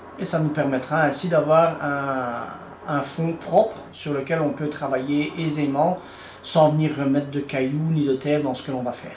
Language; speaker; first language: French; native; French